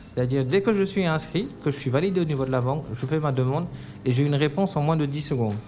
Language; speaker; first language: French; non-native, local second language; Wolof